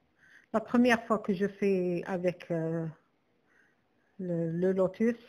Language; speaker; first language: French; non-native, local second language; Arabic